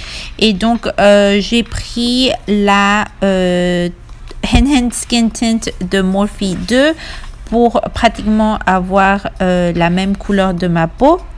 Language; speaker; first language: French; non-native, fluent; Spanish